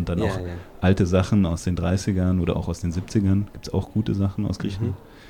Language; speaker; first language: German; native; German